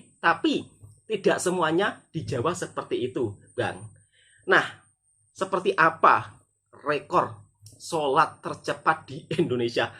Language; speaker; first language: Indonesian; native; Indonesian